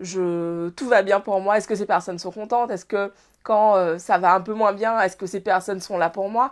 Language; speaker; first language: French; native; French